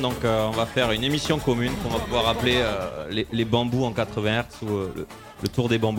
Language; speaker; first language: French; native; French